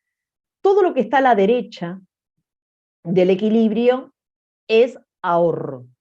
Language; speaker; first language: Spanish; native; Spanish